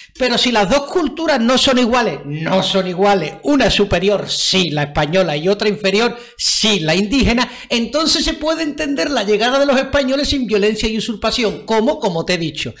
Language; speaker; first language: Spanish; native; Spanish